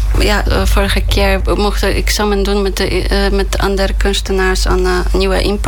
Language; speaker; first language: Dutch; non-native, fluent; Polish